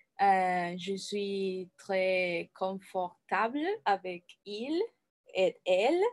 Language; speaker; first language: French; non-native, learner; Spanish